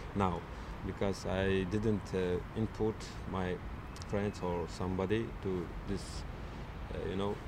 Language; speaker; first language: English; non-native, learner; Uzbek